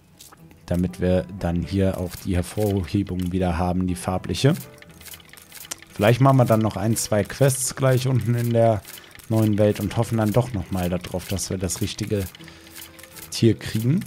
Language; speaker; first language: German; native; German